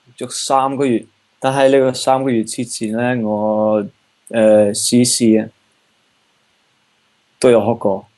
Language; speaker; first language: Cantonese; non-native, learner; Dutch